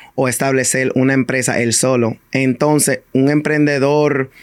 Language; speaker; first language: Spanish; early bilingual, heritage; Spanish